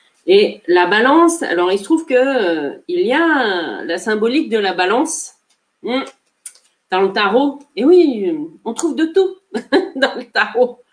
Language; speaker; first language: French; native; French